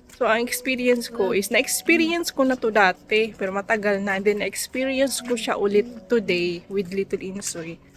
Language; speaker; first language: Filipino; non-native, local second language; Cebuano